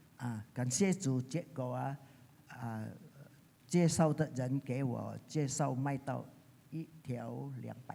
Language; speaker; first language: Chinese; early bilingual, heritage; Chinese